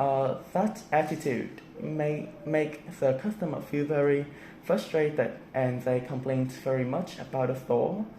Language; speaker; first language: English; non-native, learner; Vietnamese